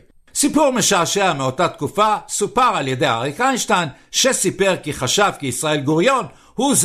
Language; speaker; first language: Hebrew; native; Hebrew